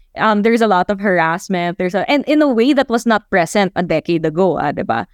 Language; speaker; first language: English; non-native, local second language; Chavacano